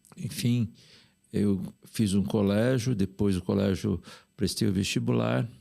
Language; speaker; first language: Portuguese; early bilingual, other home language; Korean